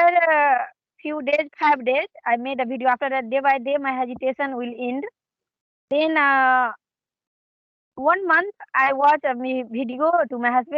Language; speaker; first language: English; non-native, learner; Hindi